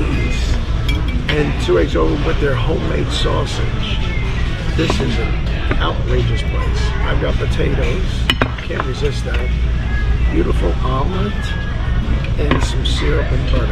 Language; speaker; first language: English; native; English